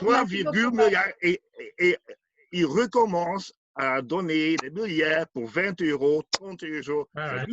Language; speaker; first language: French; non-native, learner; Dutch